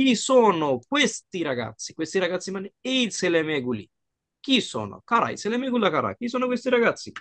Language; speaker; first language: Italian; non-native, fluent; Bangla